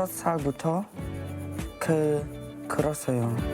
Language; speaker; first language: Korean; non-native, learner; Khmer